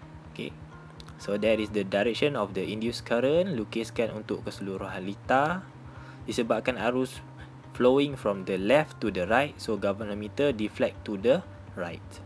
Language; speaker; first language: English; non-native, local second language; Malay